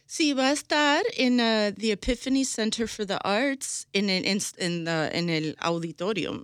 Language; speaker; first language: Spanish; early bilingual, heritage; Spanish